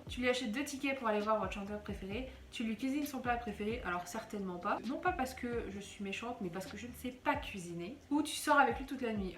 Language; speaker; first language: French; native; French